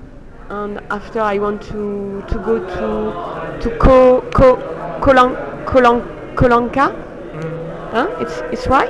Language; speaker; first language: English; non-native, learner; French